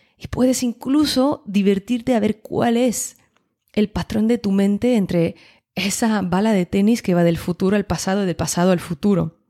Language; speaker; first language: Spanish; non-native, fluent; French